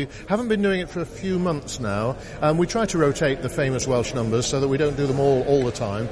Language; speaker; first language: English; native; English